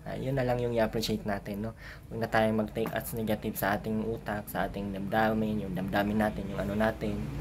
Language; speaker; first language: Filipino; native; Filipino